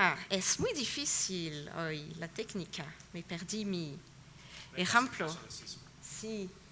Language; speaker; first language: Spanish; non-native, fluent; French